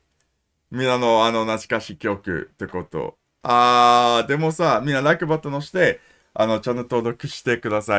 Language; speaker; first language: Japanese; non-native, learner; English